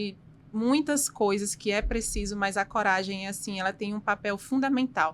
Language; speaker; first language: Portuguese; native; Portuguese